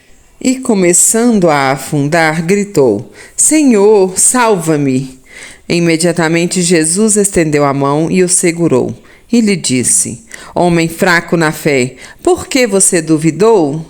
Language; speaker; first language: Portuguese; native; Portuguese